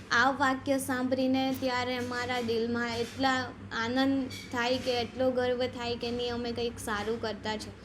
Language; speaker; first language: Gujarati; native; Gujarati